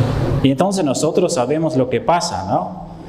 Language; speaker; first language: Spanish; non-native, fluent; Dutch